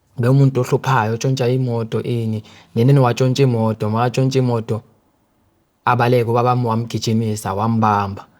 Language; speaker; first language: Zulu; native; Zulu